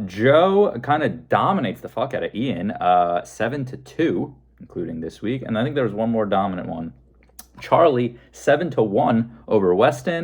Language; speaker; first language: English; native; English